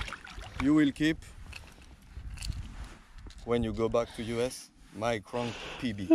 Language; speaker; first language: English; non-native, learner; French